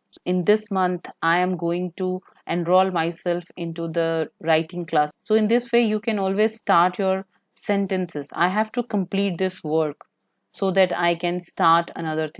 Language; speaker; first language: English; non-native, local second language; Hindi